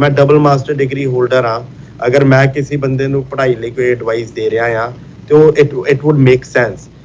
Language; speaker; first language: Punjabi; early bilingual, heritage; Punjabi